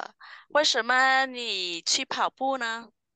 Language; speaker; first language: Chinese; non-native, fluent; Vietnamese